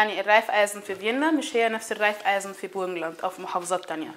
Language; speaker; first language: German; non-native, learner; Arabic